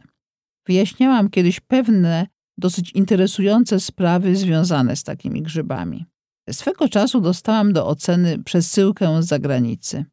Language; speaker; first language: Polish; native; Polish